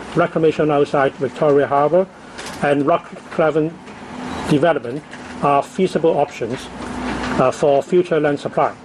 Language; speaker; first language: English; non-native, local second language; Cantonese